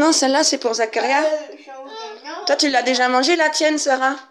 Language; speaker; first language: French; native; French